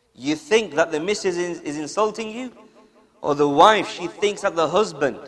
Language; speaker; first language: English; native; English